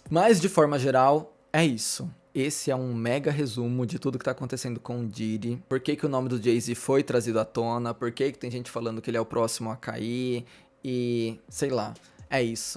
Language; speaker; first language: Portuguese; native; Portuguese